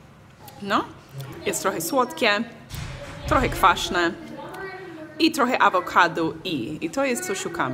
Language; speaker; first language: Polish; non-native, learner; English